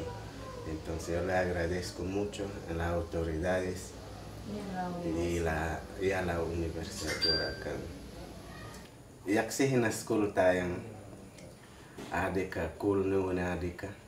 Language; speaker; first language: Spanish; non-native, local second language; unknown